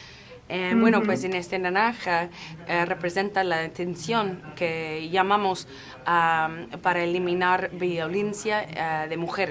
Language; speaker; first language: Spanish; non-native, fluent; English